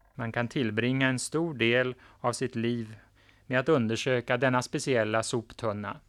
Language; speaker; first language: English; non-native, fluent; Swedish